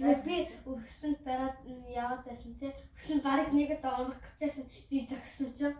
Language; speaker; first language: Mongolian; early bilingual, heritage; Mongolian